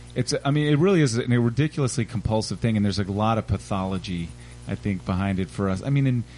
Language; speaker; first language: English; native; English